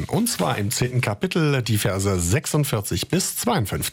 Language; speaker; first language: German; native; German